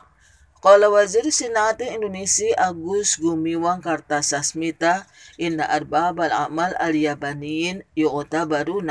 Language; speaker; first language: Arabic; non-native, fluent; Indonesian